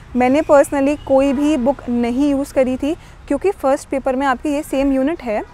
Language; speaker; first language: Hindi; native; Hindi